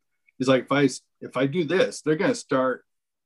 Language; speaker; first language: English; native; English